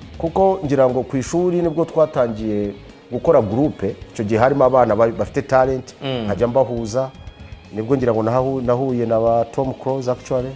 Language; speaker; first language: Kinyarwanda; early bilingual, heritage; Kinyarwanda